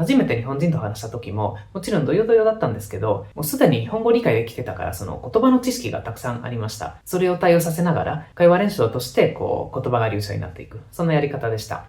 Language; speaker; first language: Japanese; non-native, fluent; Spanish